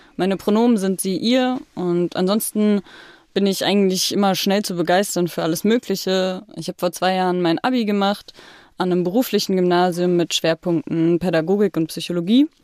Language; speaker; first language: German; native; German